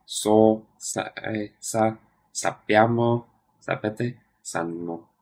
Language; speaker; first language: Italian; non-native, learner; English